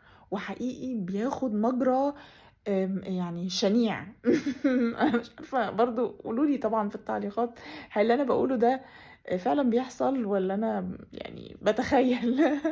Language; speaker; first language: Arabic; native; Arabic